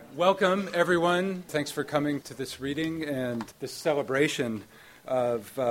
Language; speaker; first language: English; native; English